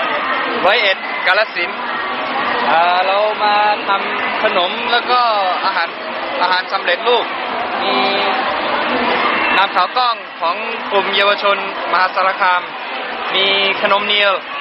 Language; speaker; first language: Thai; non-native, fluent; English